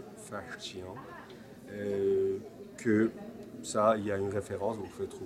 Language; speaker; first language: French; non-native, fluent; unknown